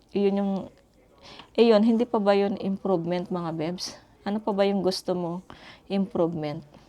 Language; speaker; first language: Filipino; native; Filipino